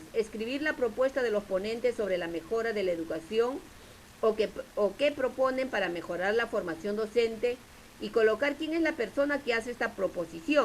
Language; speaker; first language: Spanish; native; Spanish